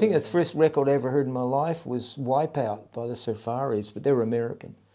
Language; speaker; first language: English; native; English